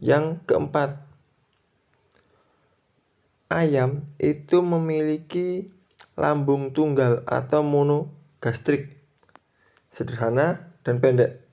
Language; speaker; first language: Indonesian; native; Indonesian